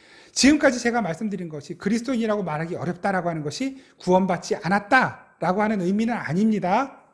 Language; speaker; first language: Korean; native; Korean